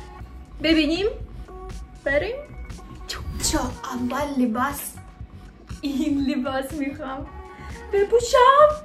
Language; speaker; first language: Persian; non-native, learner; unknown